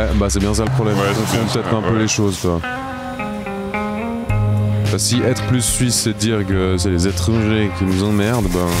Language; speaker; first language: French; native; French